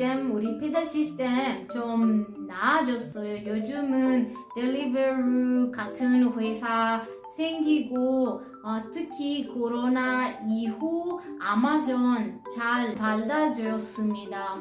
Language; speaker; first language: Korean; non-native, learner; Italian